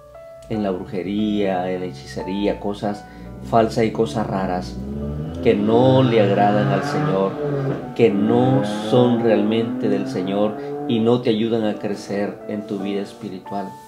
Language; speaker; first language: Spanish; native; Spanish